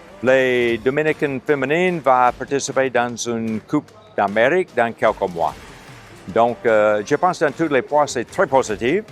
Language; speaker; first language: French; non-native, local second language; Haitian Creole